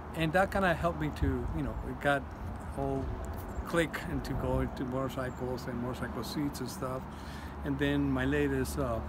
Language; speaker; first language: English; non-native, fluent; Spanish